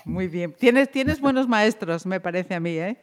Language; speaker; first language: Spanish; native; Spanish